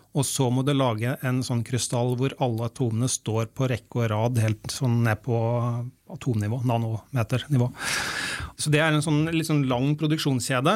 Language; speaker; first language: Norwegian; native; Norwegian